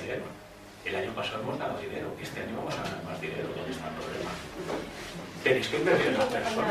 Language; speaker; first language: Spanish; native; Spanish